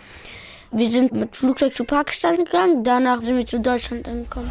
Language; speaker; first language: German; early bilingual, other home language; Pashto